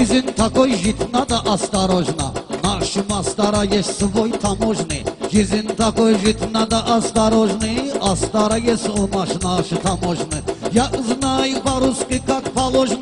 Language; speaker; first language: Russian; non-native, learner; Talysh